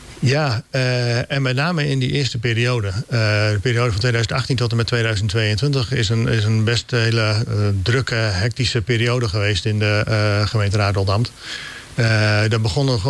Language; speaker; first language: Dutch; native; Dutch